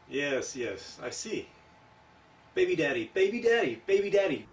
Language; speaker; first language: English; native; English